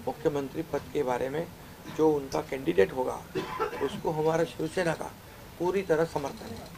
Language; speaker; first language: Hindi; non-native, local second language; Marathi